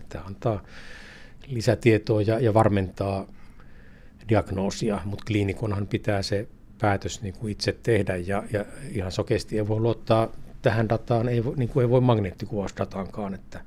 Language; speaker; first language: Finnish; native; Finnish